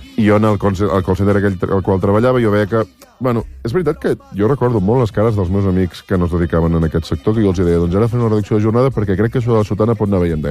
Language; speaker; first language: Catalan; native; Catalan